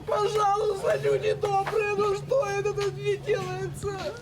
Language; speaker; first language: Russian; native; Russian